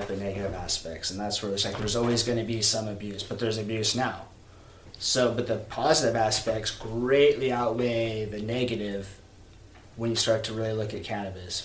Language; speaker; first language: English; native; English